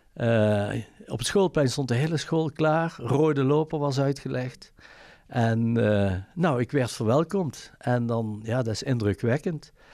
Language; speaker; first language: Dutch; native; Dutch